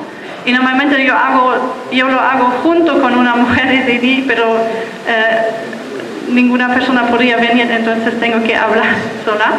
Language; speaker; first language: Spanish; non-native, fluent; German